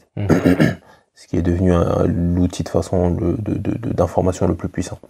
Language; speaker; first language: French; native; French